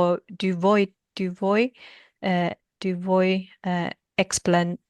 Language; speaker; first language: French; non-native, learner; Chinese